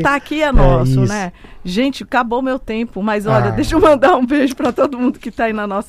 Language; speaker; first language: Portuguese; native; Portuguese